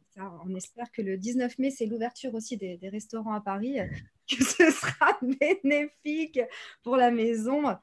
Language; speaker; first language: French; native; French